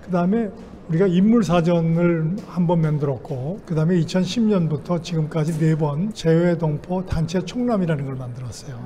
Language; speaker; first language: Korean; native; Korean